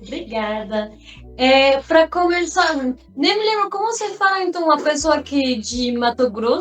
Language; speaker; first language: Portuguese; non-native, fluent; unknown